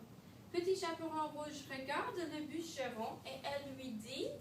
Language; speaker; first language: French; non-native, fluent; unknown